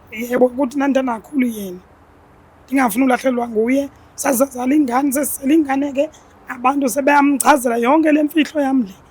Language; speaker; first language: Zulu; non-native, local second language; Xhosa